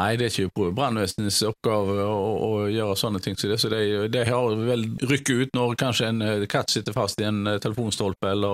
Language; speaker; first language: Norwegian; native; Norwegian